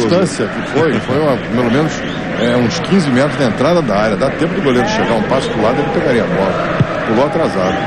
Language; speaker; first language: Portuguese; native; Portuguese